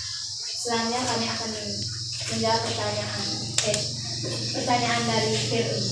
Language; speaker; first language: Indonesian; non-native, local second language; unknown